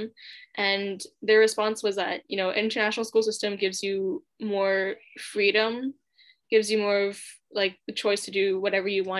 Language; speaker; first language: English; non-native, local second language; Cantonese